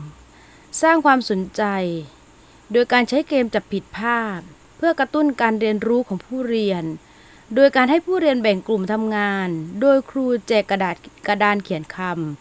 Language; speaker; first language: Thai; non-native, local second language; Malay